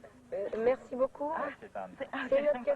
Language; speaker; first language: French; native; French